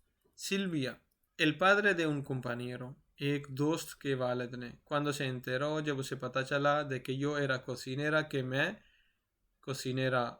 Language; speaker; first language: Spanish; non-native, fluent; Urdu